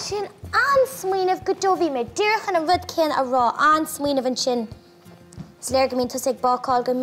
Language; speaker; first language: Irish; native; Irish